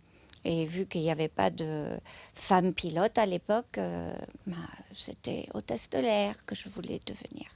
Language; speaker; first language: French; non-native, fluent; German